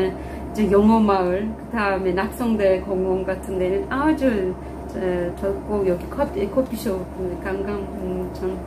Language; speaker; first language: Korean; non-native, fluent; Turkish